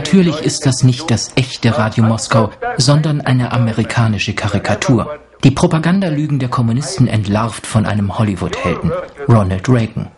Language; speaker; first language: German; native; German